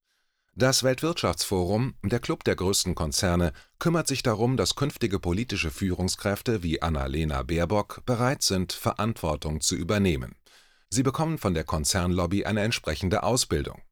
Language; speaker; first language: German; native; German